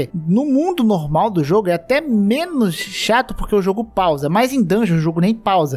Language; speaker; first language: Portuguese; native; Portuguese